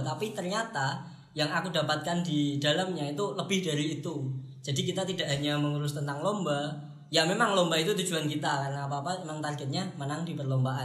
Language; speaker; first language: Indonesian; native; Indonesian